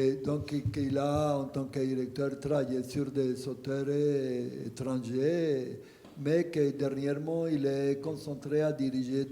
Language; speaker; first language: French; non-native, fluent; Spanish